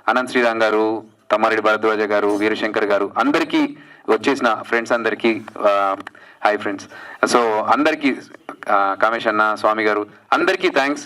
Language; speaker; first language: Telugu; native; Telugu